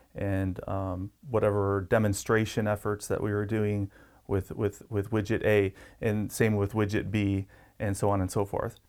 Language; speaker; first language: English; native; English